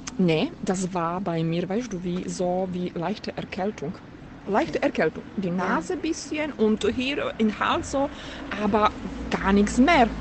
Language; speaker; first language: German; non-native, fluent; Slovak